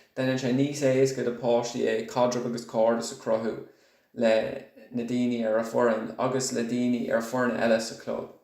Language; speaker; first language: Irish; non-native, local second language; English